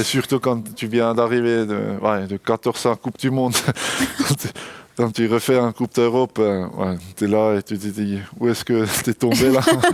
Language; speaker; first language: French; non-native, local second language; German